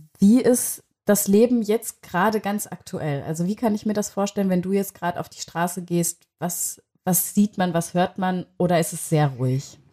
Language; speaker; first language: German; native; German